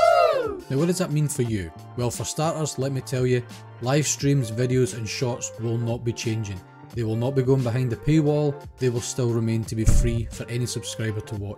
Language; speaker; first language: English; native; English